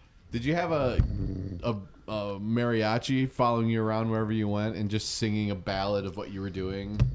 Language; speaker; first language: English; native; English